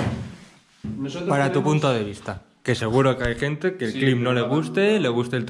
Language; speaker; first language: Spanish; native; Spanish